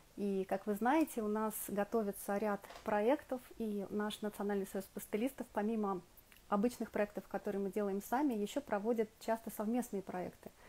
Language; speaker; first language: Russian; native; Russian